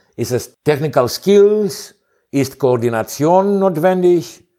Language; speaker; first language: German; non-native, fluent; Greek